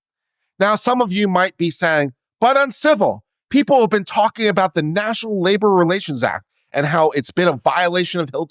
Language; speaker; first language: English; native; English